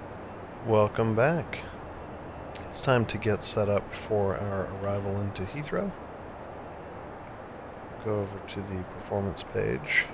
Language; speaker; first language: English; native; English